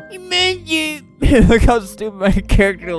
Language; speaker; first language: English; native; English